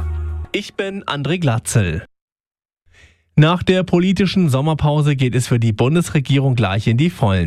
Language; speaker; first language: German; native; German